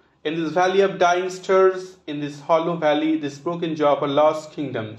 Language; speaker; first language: English; non-native, local second language; Bangla